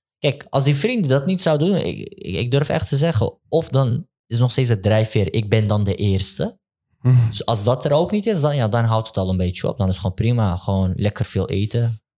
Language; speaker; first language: Dutch; early bilingual, other home language; Turkish